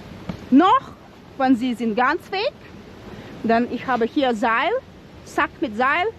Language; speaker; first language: German; non-native, learner; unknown